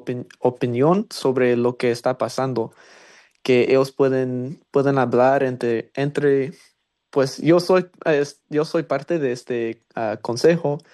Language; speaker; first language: Spanish; non-native, learner; English